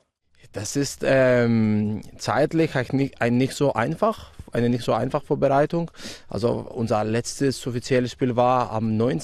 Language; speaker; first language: German; non-native, fluent; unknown